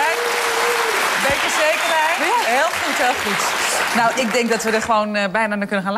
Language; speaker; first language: Dutch; native; Dutch